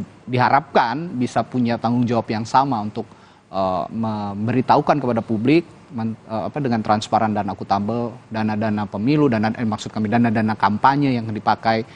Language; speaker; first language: Indonesian; native; Indonesian